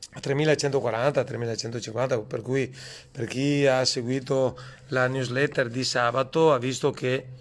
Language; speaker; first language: Italian; native; Italian